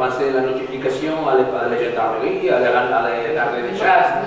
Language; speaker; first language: French; non-native, learner; Catalan